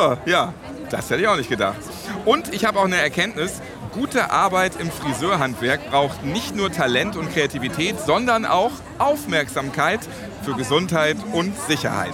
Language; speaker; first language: German; native; German